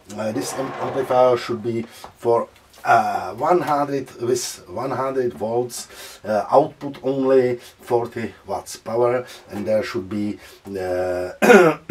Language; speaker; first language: English; non-native, learner; Czech